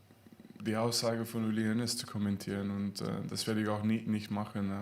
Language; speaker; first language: German; non-native, fluent; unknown